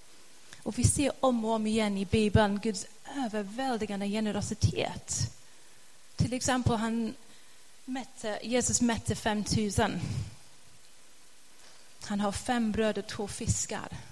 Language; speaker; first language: Swedish; non-native, fluent; English